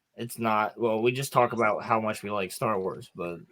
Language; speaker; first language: English; native; English